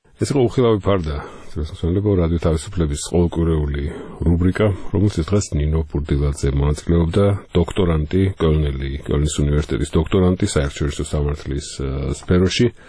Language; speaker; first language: Georgian; native; Georgian